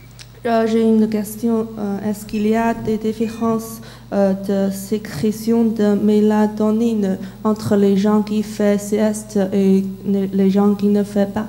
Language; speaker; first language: French; non-native, learner; Chinese